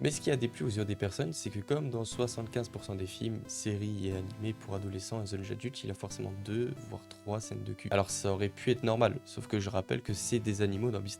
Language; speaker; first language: French; native; French